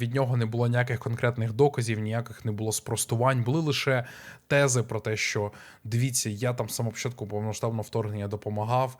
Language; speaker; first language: Ukrainian; native; Ukrainian